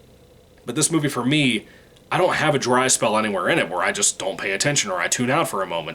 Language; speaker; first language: English; native; English